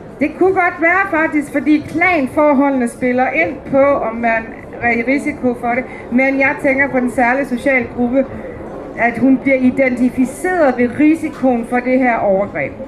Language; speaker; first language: Danish; native; Danish